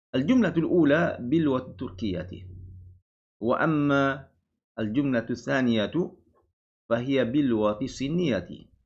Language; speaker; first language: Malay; native; Malay